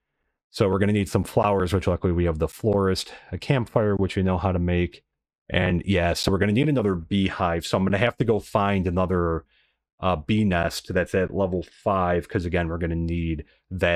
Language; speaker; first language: English; native; English